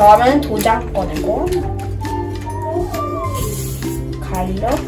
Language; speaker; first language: Korean; early bilingual, other home language; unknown